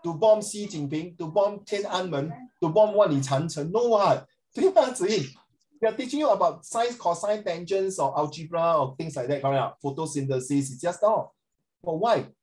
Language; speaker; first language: English; non-native, local second language; Chinese